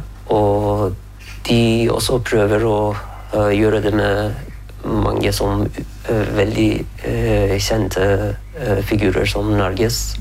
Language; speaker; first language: Norwegian; non-native, fluent; Persian